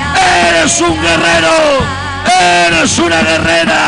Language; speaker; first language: Spanish; native; Spanish